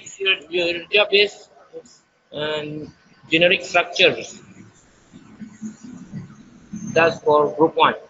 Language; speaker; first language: English; non-native, learner; Indonesian